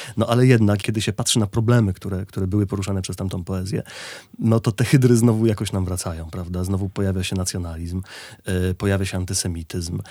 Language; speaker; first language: Polish; native; Polish